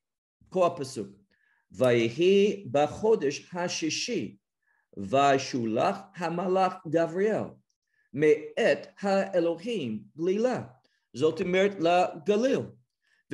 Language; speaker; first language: Hebrew; non-native, fluent; English